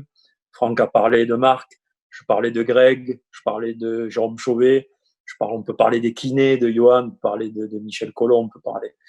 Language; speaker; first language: French; native; French